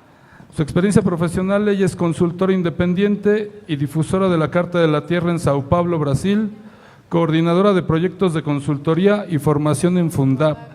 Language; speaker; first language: Spanish; native; Spanish